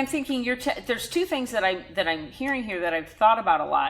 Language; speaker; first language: English; native; English